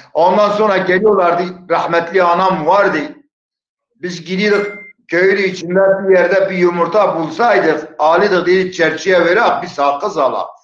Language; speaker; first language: Turkish; non-native, local second language; Zaza